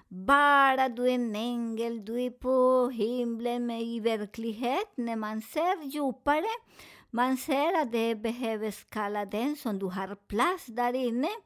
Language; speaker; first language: Swedish; non-native, learner; Spanish